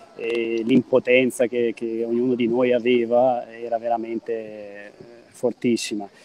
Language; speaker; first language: Italian; native; Italian